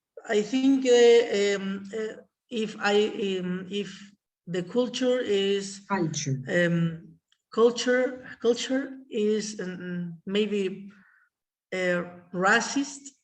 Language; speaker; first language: English; non-native, learner; Spanish